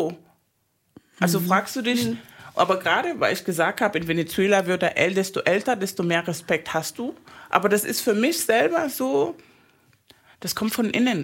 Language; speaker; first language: German; non-native, fluent; Spanish